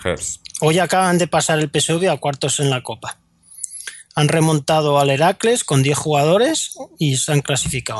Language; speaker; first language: Spanish; native; Spanish